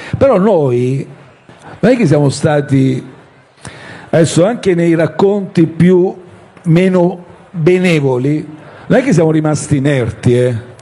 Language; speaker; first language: Italian; native; Italian